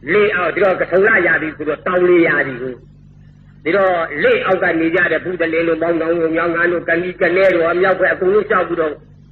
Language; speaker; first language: Burmese; native; Burmese